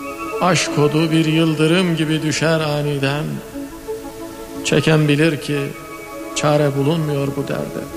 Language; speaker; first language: Turkish; native; Turkish